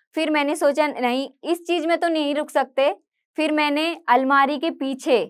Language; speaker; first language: Hindi; native; Hindi